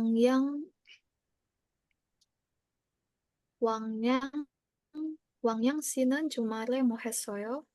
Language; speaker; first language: Korean; non-native, learner; Indonesian